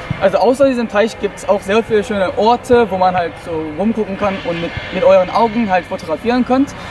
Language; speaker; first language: German; non-native, fluent; Korean